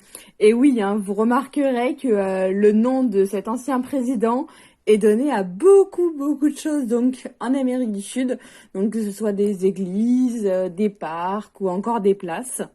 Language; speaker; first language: French; native; French